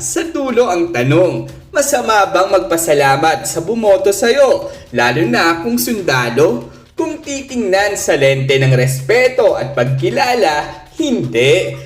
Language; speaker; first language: Filipino; native; Filipino